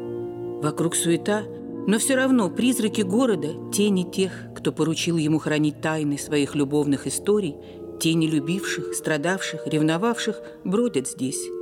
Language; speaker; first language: Russian; native; Russian